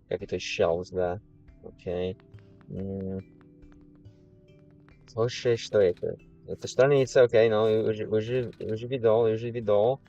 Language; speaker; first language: Russian; non-native, learner; English